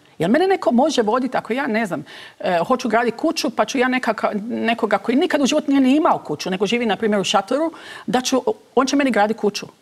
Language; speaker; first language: Croatian; early bilingual, heritage; Croatian